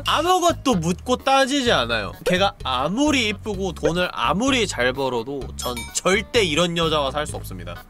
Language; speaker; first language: Korean; native; Korean